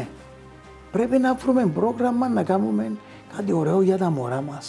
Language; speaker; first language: Greek; early bilingual, heritage; Greek